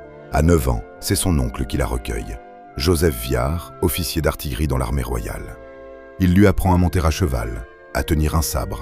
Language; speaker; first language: French; native; French